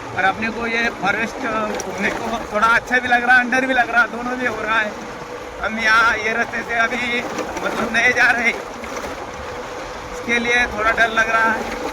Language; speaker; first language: Hindi; non-native, local second language; Marathi